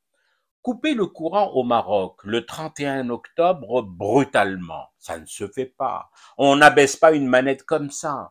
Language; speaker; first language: French; non-native, local second language; Arabic